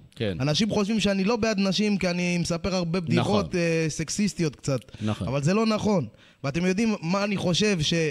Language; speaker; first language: Hebrew; early bilingual, other home language; Amharic